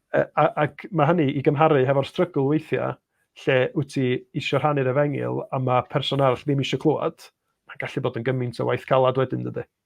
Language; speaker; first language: Welsh; native; Welsh